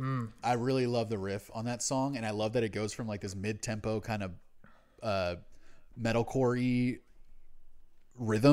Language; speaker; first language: English; native; English